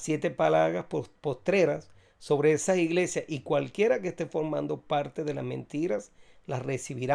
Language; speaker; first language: Spanish; native; Spanish